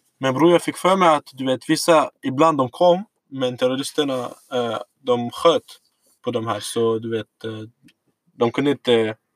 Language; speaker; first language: Swedish; early bilingual, other home language; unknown